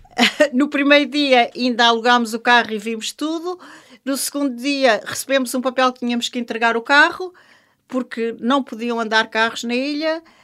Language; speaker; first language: Portuguese; non-native, local second language; French